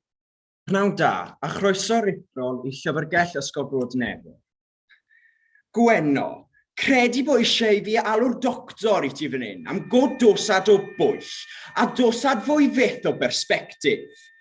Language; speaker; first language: Welsh; native; Welsh